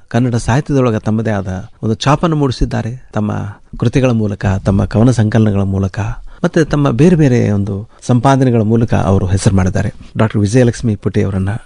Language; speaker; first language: Kannada; native; Kannada